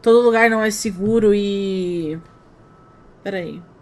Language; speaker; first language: Portuguese; native; Portuguese